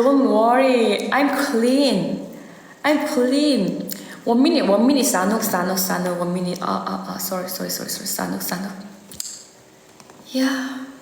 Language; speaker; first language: English; non-native, learner; Korean